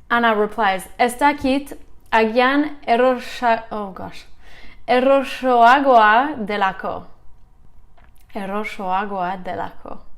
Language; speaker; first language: Basque; non-native, learner; English